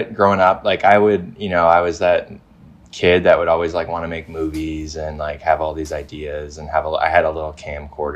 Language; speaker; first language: English; native; English